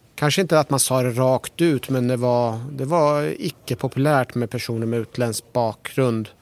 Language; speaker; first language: Swedish; early bilingual, other home language; Persian